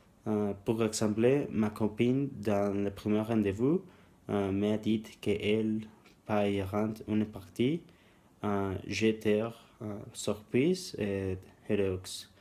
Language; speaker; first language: French; non-native, learner; Spanish